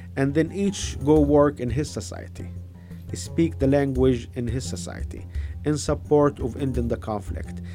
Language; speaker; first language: English; non-native, fluent; Arabic